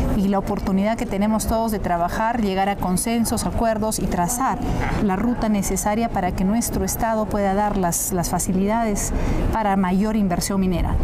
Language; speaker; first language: Spanish; native; Spanish